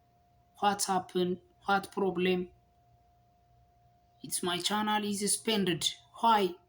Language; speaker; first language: English; non-native, learner; Amharic